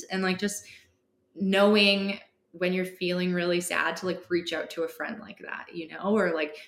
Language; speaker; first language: English; native; English